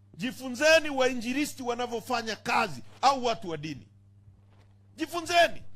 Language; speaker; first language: Swahili; native; Swahili